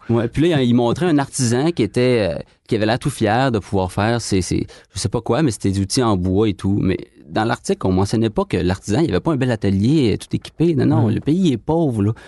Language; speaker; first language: French; native; French